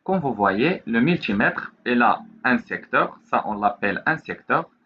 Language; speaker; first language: French; non-native, local second language; Arabic